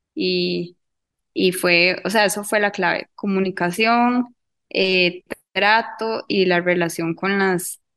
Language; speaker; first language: Spanish; native; Spanish